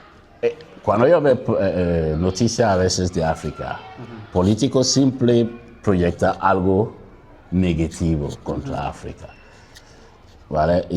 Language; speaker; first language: Spanish; non-native, learner; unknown